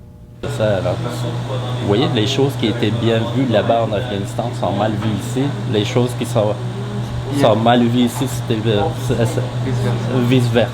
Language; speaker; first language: French; non-native, fluent; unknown